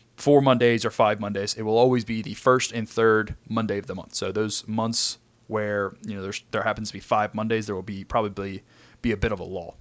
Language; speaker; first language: English; native; English